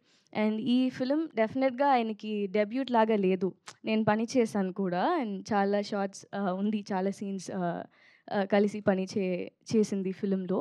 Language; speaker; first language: Telugu; non-native, local second language; Tamil